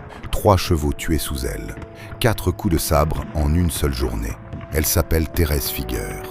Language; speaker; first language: French; native; French